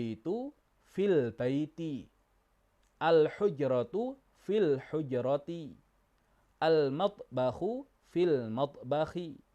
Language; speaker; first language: Arabic; non-native, fluent; Indonesian